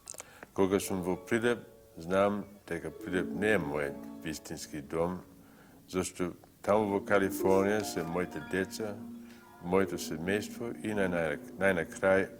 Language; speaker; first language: Macedonian; early bilingual, heritage; Macedonian